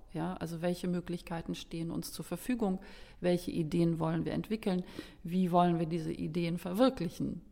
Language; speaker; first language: German; early bilingual, other home language; Lithuanian